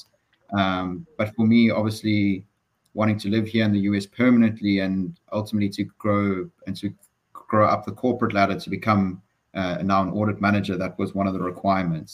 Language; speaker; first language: English; native; English